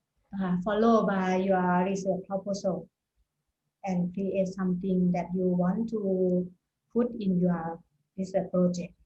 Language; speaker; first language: English; non-native, fluent; Thai